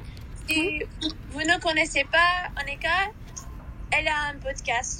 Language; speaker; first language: French; non-native, learner; English